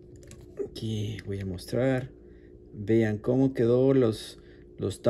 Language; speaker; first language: Spanish; native; Spanish